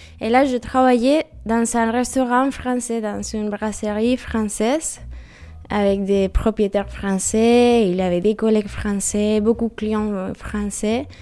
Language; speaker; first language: French; non-native, learner; Spanish